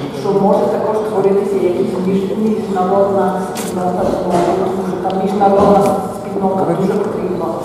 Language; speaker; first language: Ukrainian; early bilingual, heritage; Ukrainian